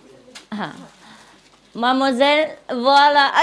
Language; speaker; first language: French; non-native, learner; Vietnamese